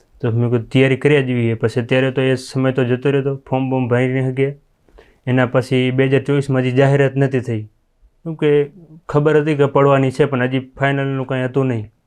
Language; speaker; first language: Gujarati; non-native, local second language; Kachhi